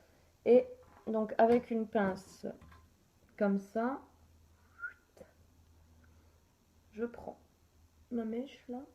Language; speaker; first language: French; native; French